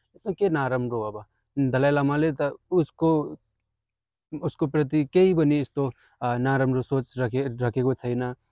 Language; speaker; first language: Nepali; non-native, fluent; Hindi